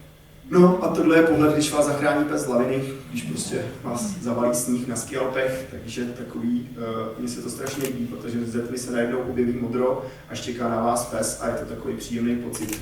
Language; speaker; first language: Czech; native; Czech